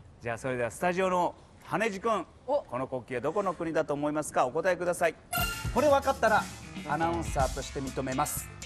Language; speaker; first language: Japanese; native; Japanese